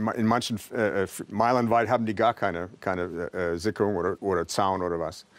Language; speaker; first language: German; non-native, fluent; English